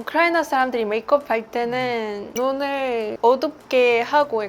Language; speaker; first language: Korean; non-native, fluent; Ukrainian